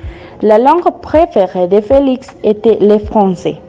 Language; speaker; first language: French; non-native, learner; Spanish